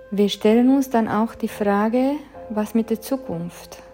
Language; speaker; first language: German; non-native, fluent; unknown